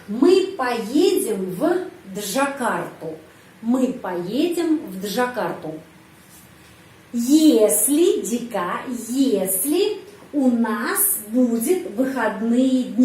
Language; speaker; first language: Russian; non-native, fluent; Indonesian